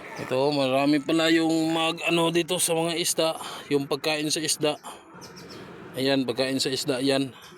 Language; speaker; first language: Filipino; non-native, local second language; Cebuano